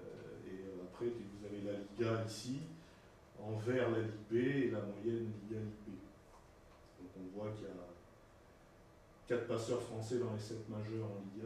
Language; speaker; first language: French; native; French